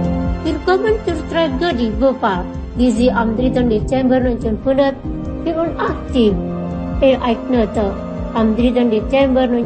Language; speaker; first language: German; non-native, fluent; Indonesian